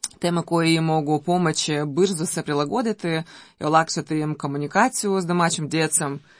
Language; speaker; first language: Croatian; non-native, learner; Russian